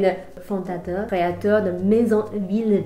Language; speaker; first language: French; non-native, fluent; Chinese